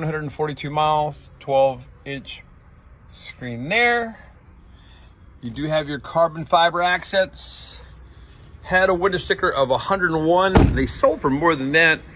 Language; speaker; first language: English; native; English